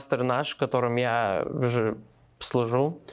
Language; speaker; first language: Russian; non-native, learner; Lithuanian